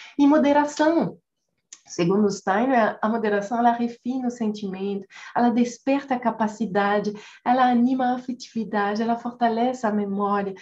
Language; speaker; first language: Portuguese; non-native, fluent; French